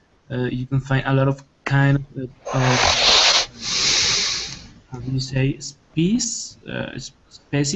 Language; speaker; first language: English; non-native, learner; Spanish